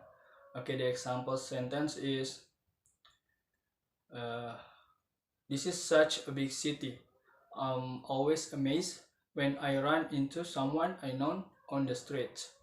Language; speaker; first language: English; non-native, learner; Indonesian